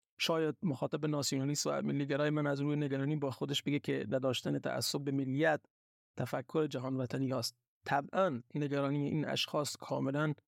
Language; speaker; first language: Persian; non-native, local second language; Baluchi